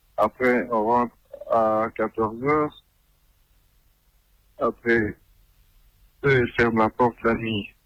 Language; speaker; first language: French; non-native, learner; Arabic